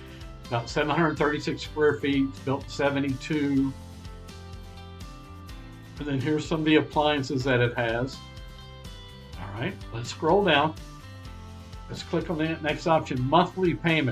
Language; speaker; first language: English; native; English